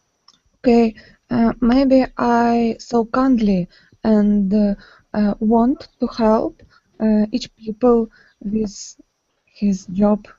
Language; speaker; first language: English; non-native, learner; Ukrainian